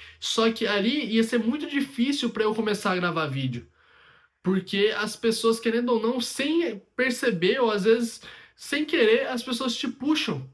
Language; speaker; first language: Portuguese; native; Portuguese